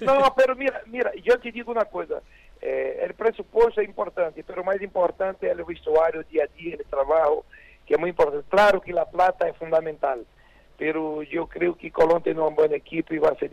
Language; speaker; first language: Spanish; non-native, fluent; Portuguese